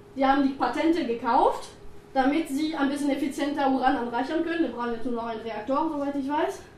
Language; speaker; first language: German; non-native, fluent; French